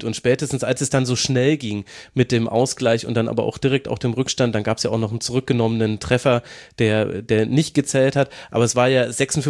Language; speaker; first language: German; native; German